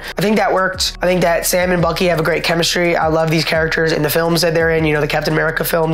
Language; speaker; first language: English; native; English